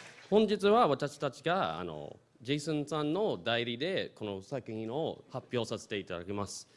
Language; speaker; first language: Japanese; non-native, fluent; English